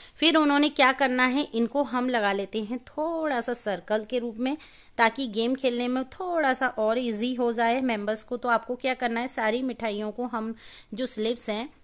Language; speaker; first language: Hindi; native; Hindi